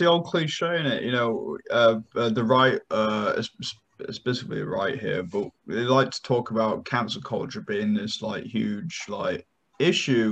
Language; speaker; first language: English; native; English